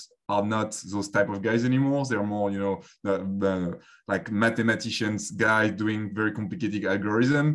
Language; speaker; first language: English; non-native, fluent; French